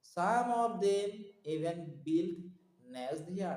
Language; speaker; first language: English; non-native, local second language; Assamese